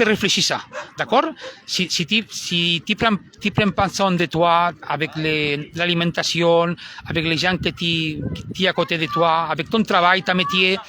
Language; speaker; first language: French; non-native, learner; Spanish